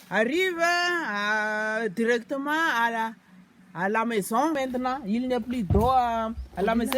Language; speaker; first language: French; non-native, local second language; Malagasy